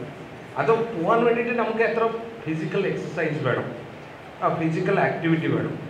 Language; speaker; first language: Malayalam; non-native, learner; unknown